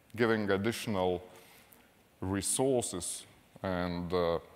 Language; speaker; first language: English; non-native, fluent; Lithuanian